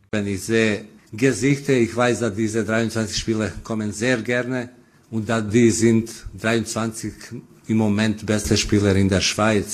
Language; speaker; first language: German; non-native, fluent; Croatian